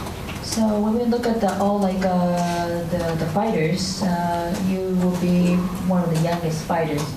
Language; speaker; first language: English; non-native, fluent; Japanese